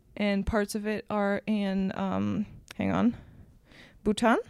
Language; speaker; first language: English; non-native, fluent; German